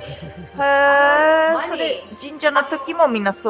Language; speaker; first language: Japanese; non-native, fluent; English